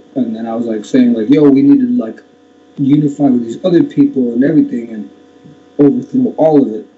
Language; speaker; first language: English; native; English